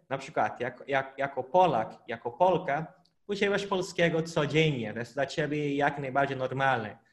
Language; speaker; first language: Polish; non-native, fluent; Portuguese